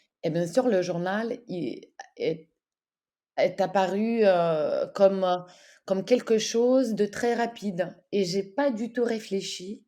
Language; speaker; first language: French; non-native, fluent; Ukrainian